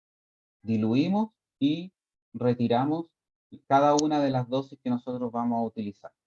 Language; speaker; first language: Spanish; native; Spanish